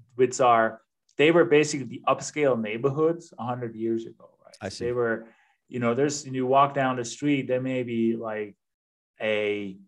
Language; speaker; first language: English; non-native, fluent; Danish